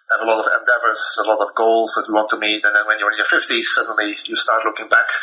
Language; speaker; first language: English; non-native, fluent; Dutch